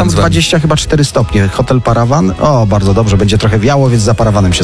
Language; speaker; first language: Polish; native; Polish